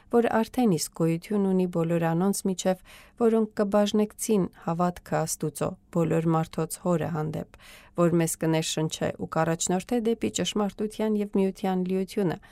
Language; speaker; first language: Armenian; native; Armenian